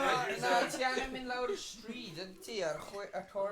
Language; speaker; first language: Welsh; native; Welsh